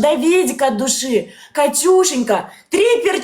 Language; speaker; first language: Russian; native; Russian